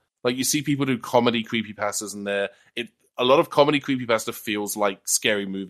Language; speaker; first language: English; native; English